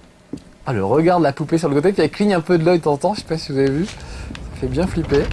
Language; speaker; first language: French; native; French